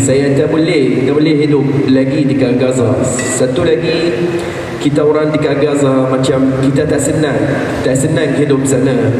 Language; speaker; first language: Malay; non-native, fluent; Arabic